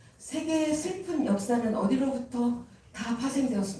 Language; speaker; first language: Korean; native; Korean